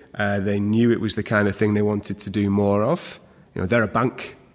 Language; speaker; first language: English; native; English